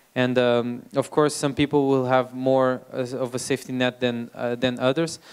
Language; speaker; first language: English; non-native, fluent; Portuguese